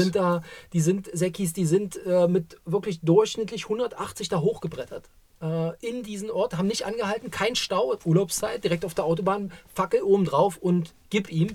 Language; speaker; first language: German; native; German